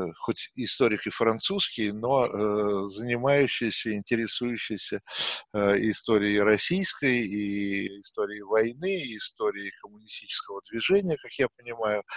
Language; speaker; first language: Russian; native; Russian